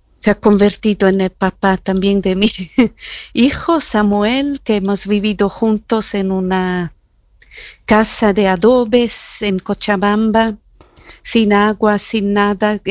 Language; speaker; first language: Spanish; non-native, fluent; Italian